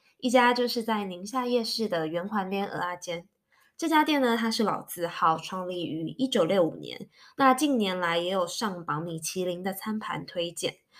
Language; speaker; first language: Chinese; early bilingual, heritage; Chinese